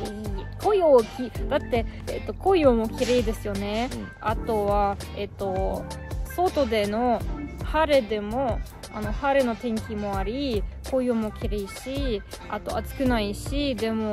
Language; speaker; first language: Japanese; non-native, learner; German